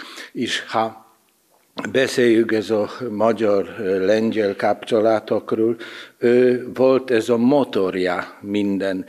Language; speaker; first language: Hungarian; non-native, learner; Polish